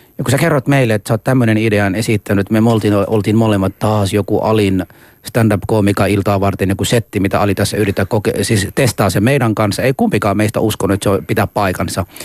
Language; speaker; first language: Finnish; non-native, fluent; Persian